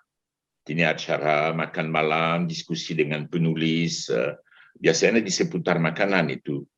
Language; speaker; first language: Indonesian; non-native, fluent; French